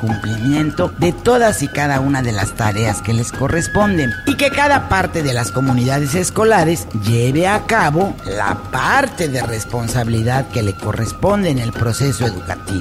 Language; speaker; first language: Spanish; native; Spanish